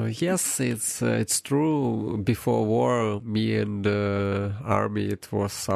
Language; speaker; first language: English; non-native, learner; Ukrainian